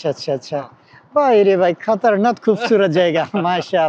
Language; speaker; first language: Hindi; non-native, fluent; Bangla